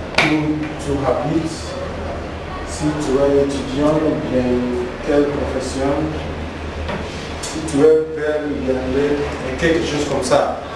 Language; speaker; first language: French; non-native, learner; Igbo